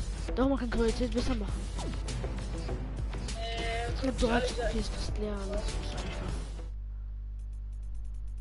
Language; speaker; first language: German; native; German